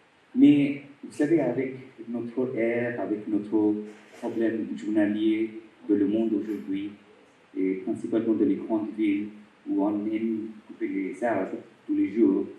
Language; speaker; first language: French; non-native, fluent; Bangla